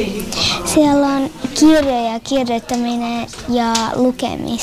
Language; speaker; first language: Finnish; non-native, learner; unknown